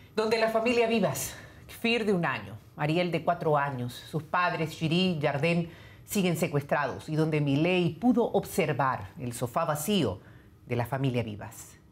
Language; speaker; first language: Spanish; native; Spanish